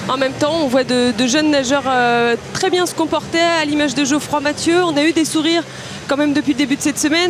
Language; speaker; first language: French; native; French